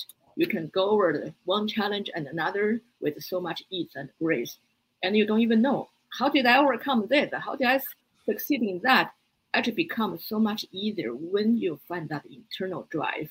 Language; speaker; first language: English; non-native, fluent; Chinese